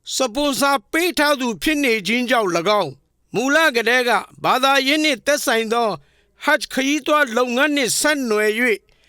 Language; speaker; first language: Burmese; non-native, local second language; Rohingya